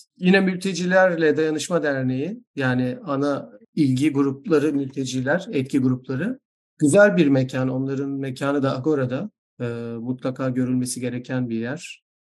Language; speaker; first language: Turkish; native; Turkish